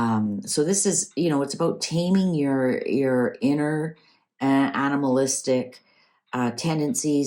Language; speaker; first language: English; native; English